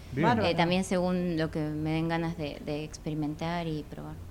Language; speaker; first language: Spanish; native; Spanish